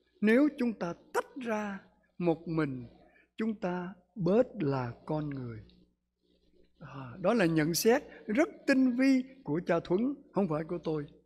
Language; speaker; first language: Vietnamese; native; Vietnamese